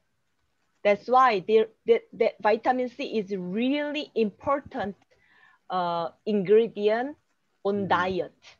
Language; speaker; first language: English; non-native, learner; Korean